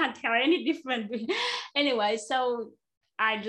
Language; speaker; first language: English; non-native, fluent; Vietnamese